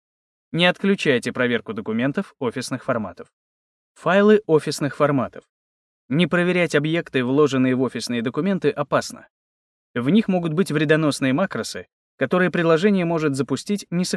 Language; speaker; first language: Russian; native; Russian